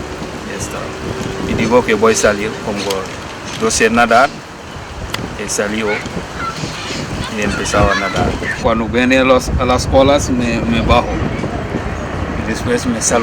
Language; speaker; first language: Spanish; non-native, fluent; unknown